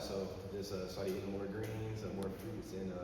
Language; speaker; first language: English; native; English